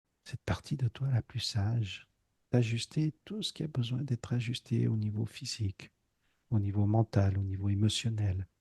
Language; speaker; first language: French; native; French